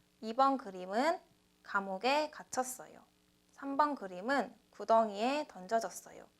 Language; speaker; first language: Korean; native; Korean